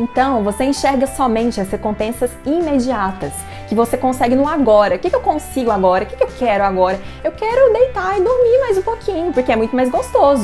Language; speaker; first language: Portuguese; native; Portuguese